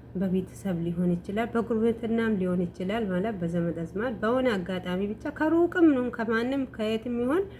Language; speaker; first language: Amharic; non-native, local second language; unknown